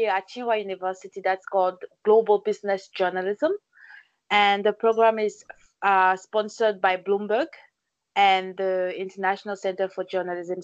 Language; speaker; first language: English; non-native, local second language; French